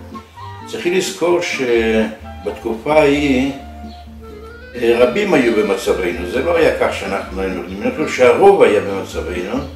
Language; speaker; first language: Hebrew; early bilingual, other home language; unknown